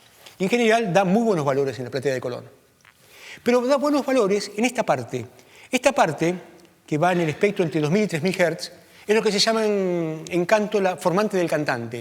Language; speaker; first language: Spanish; native; Spanish